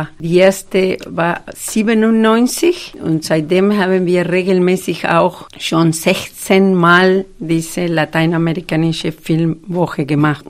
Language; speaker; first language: German; non-native, fluent; Spanish